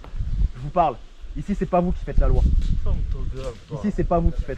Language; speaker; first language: French; native; French